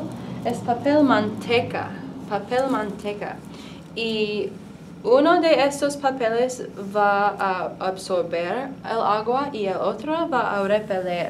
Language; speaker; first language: Spanish; non-native, learner; English